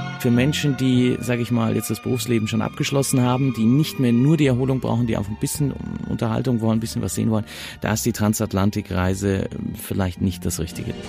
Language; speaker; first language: German; native; German